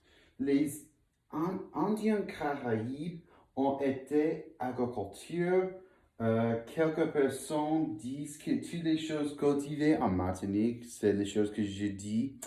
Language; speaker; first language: French; non-native, learner; English